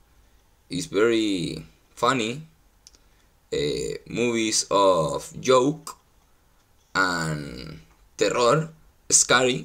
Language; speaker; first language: English; non-native, learner; Spanish